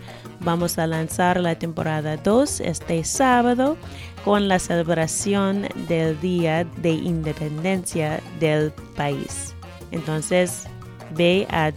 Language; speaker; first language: Spanish; non-native, fluent; English